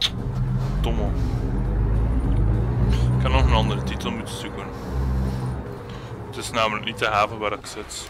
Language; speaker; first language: Dutch; native; Dutch